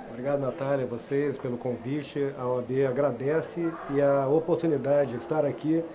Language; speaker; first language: Portuguese; native; Portuguese